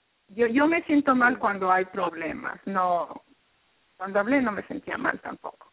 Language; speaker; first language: Spanish; early bilingual, heritage; Spanish